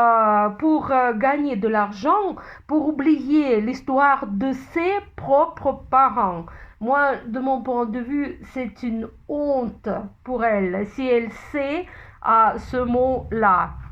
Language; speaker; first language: French; non-native, fluent; Russian